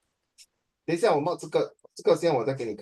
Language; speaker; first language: Chinese; native; Chinese